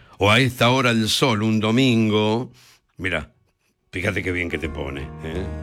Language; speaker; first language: Spanish; native; Spanish